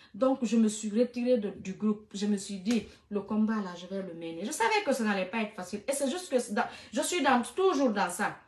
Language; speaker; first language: French; non-native, local second language; Fula